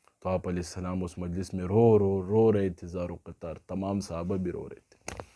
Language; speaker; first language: Urdu; non-native, local second language; Pashto